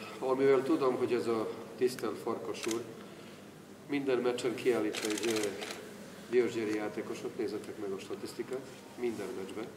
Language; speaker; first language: Hungarian; non-native, fluent; Serbian